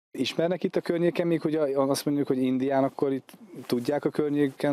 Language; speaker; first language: Hungarian; native; Hungarian